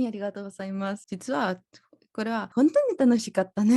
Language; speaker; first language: Japanese; non-native, learner; Spanish